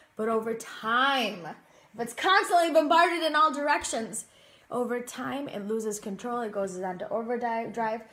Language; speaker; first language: English; native; English